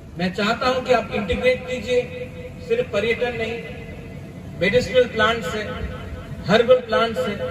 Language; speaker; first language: Hindi; non-native, local second language; Kok Borok